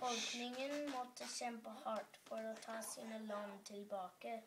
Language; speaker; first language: Norwegian; early bilingual, other home language; English